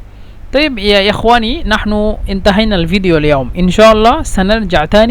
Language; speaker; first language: Arabic; non-native, fluent; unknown